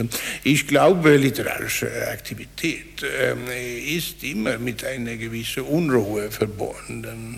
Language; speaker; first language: German; non-native, fluent; Swedish